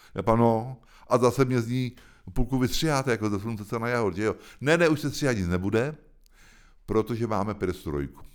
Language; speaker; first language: Czech; native; Czech